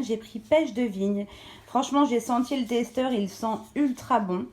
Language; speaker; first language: French; native; French